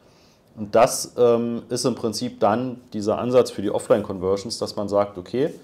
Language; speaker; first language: German; native; German